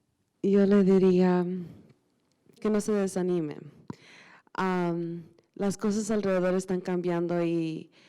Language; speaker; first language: Spanish; early bilingual, heritage; Spanish